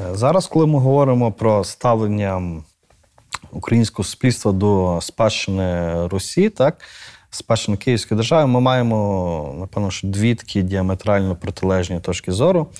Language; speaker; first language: Ukrainian; native; Ukrainian